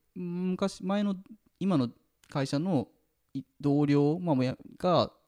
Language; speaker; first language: Japanese; native; Japanese